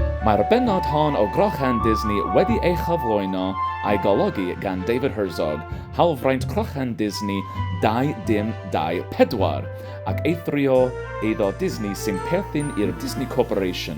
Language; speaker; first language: Welsh; non-native, learner; English